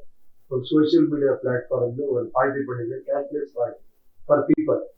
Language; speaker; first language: Tamil; non-native, learner; Kannada